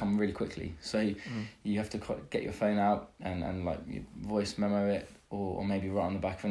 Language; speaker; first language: English; native; English